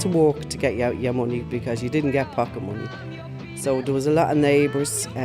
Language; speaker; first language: English; native; English